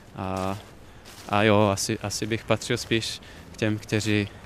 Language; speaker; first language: Czech; non-native, fluent; English